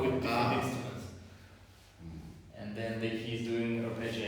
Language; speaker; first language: English; non-native, fluent; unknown